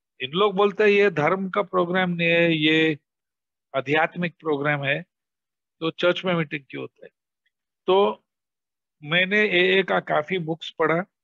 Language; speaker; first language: Hindi; non-native, local second language; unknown